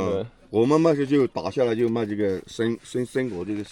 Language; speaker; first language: Chinese; native; Chinese